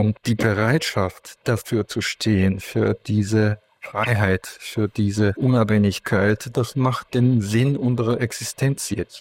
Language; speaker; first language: German; non-native, fluent; Ukrainian